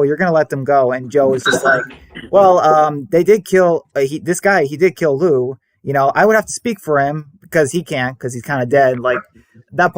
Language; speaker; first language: English; native; English